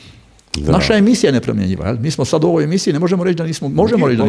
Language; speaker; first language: Croatian; native; Croatian